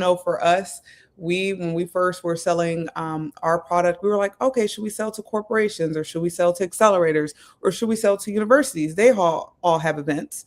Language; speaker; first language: English; native; English